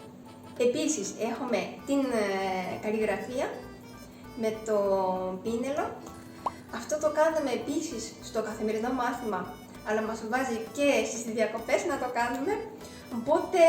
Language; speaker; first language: Greek; non-native, fluent; Japanese